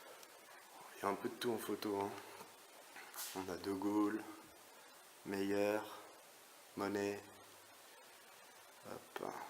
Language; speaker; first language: French; native; French